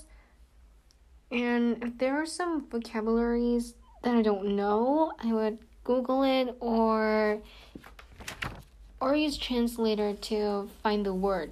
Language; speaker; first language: English; non-native, fluent; Korean